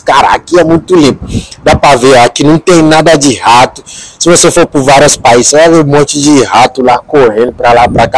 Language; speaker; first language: Portuguese; non-native, learner; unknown